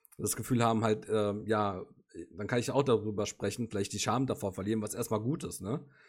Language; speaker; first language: German; native; German